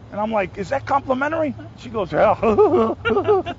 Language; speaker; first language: English; native; English